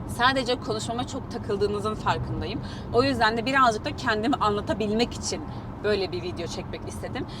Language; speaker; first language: Turkish; native; Turkish